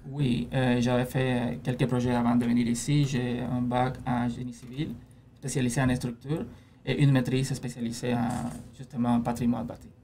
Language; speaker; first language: French; non-native, fluent; Spanish